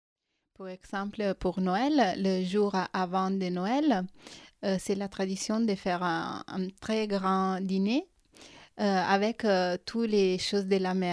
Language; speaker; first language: French; non-native, fluent; Italian